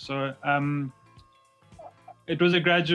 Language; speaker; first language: English; native; English